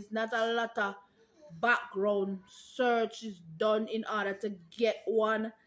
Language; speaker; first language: English; non-native, local second language; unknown